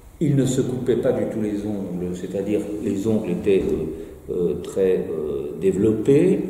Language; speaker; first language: French; native; French